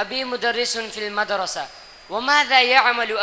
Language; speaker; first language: Arabic; non-native, learner; Urdu